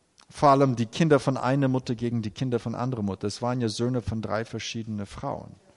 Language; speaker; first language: German; native; German